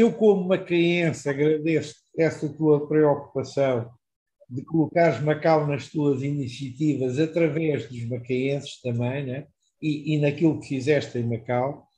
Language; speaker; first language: Portuguese; native; Portuguese